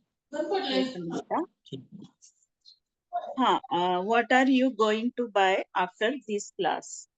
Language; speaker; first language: English; non-native, learner; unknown